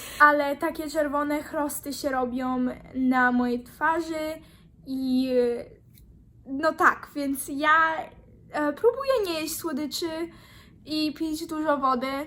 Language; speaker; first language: Polish; early bilingual, heritage; Polish